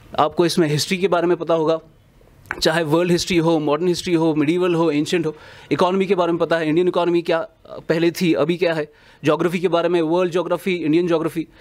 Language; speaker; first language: Hindi; non-native, local second language; Kashmiri